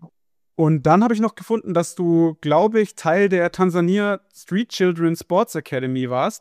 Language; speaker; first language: German; native; German